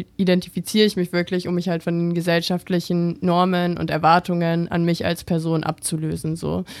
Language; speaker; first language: German; native; German